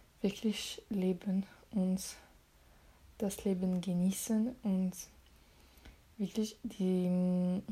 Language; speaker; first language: German; non-native, learner; French